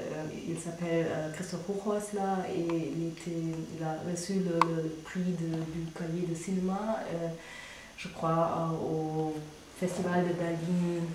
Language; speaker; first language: French; non-native, fluent; German